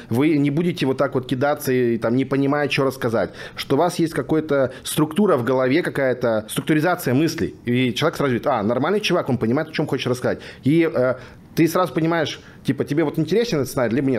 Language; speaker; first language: Russian; native; Russian